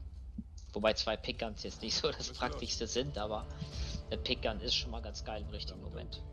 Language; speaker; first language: German; native; German